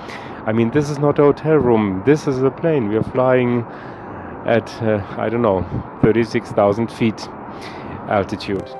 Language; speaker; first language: English; non-native, fluent; German